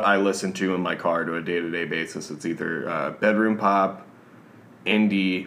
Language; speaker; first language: English; native; English